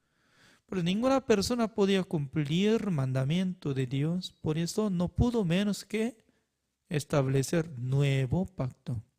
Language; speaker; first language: Spanish; non-native, fluent; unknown